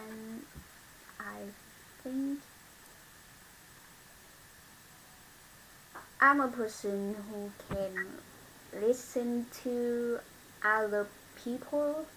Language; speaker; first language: English; non-native, learner; Vietnamese